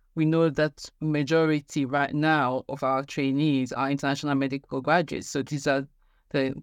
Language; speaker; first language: English; non-native, local second language; Igbo